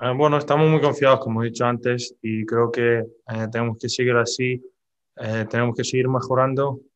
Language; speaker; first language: Spanish; non-native, fluent; Slovenian